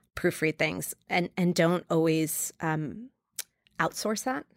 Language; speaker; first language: English; native; English